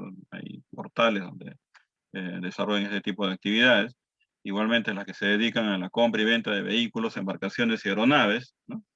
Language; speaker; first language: Spanish; native; Spanish